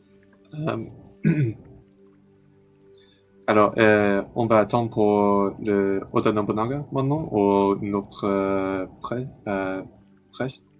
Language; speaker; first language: French; non-native, learner; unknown